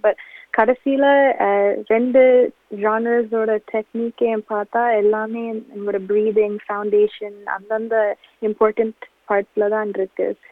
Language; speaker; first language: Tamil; early bilingual, heritage; Tamil